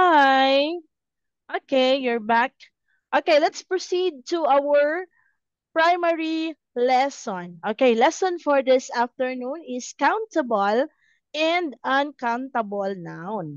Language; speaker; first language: English; non-native, fluent; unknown